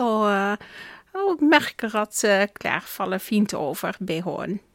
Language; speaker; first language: Norwegian; non-native, fluent; Dutch